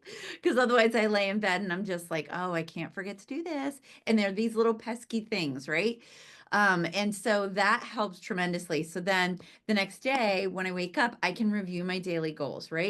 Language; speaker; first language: English; native; English